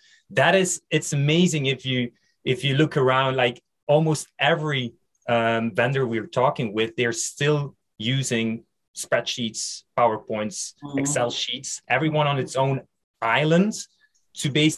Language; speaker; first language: English; non-native, fluent; Dutch